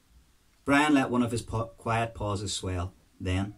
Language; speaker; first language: English; native; English